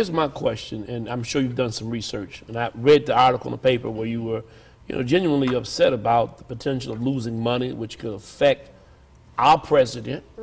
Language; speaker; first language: English; native; English